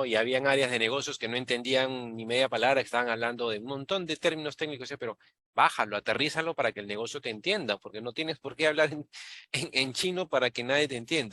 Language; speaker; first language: Spanish; native; Spanish